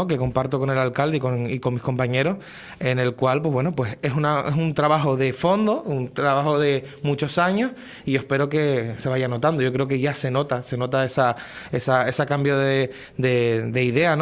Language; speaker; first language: Spanish; native; Spanish